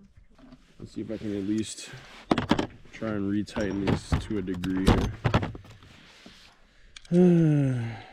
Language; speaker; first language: English; native; English